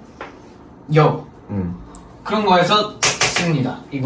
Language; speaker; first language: Korean; non-native, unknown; Japanese